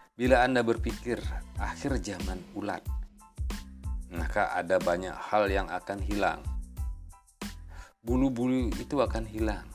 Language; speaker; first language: Indonesian; native; Indonesian